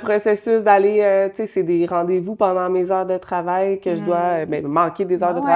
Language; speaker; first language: French; native; French